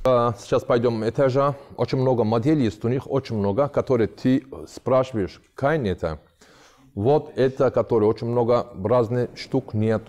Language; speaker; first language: Russian; non-native, learner; Turkish